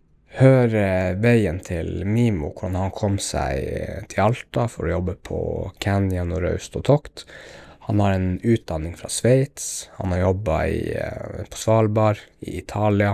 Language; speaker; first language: Norwegian; native; Norwegian